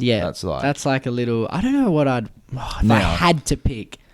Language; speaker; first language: English; native; English